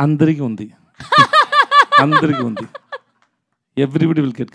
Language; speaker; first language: Telugu; non-native, learner; Tamil